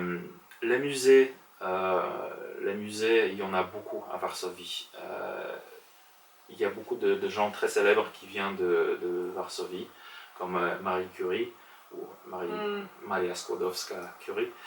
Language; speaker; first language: French; non-native, fluent; Polish